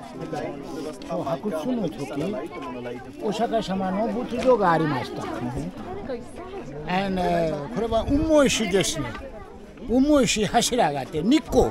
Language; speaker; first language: Japanese; non-native, learner; Hindi